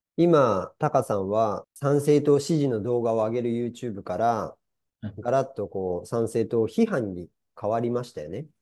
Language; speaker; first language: Japanese; native; Japanese